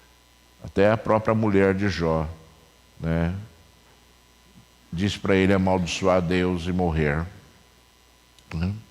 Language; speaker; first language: Portuguese; native; Portuguese